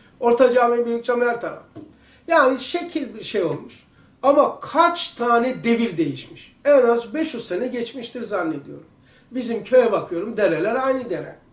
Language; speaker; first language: Turkish; native; Turkish